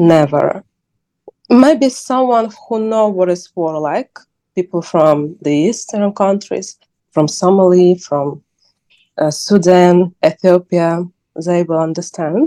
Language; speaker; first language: English; non-native, learner; Ukrainian